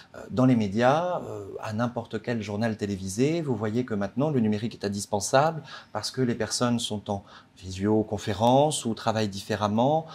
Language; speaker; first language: French; native; French